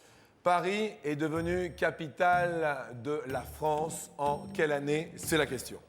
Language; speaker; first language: French; native; French